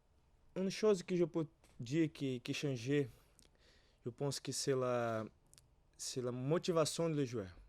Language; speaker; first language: French; non-native, learner; Portuguese